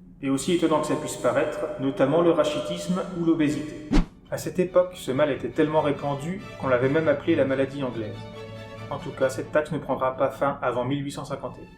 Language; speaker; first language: French; native; French